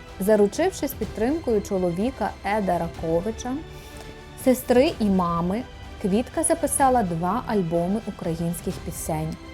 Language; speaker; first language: Ukrainian; native; Ukrainian